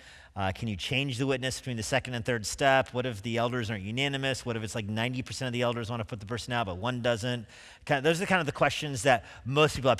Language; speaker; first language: English; native; English